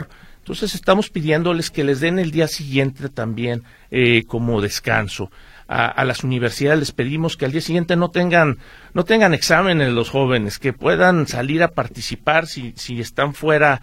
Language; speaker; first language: Spanish; native; Spanish